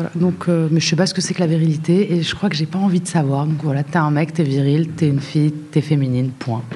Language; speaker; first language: French; non-native, local second language; Arabic